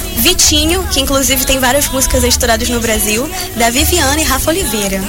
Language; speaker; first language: Portuguese; native; Portuguese